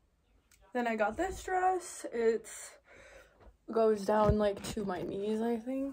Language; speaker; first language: English; native; English